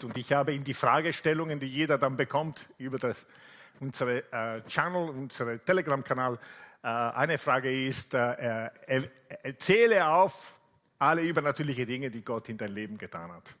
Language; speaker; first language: German; non-native, fluent; Italian